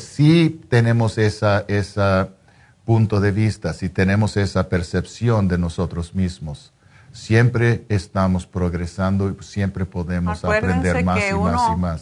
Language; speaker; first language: Spanish; non-native, fluent; English